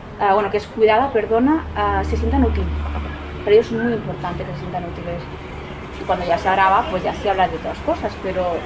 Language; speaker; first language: Spanish; non-native, local second language; Catalan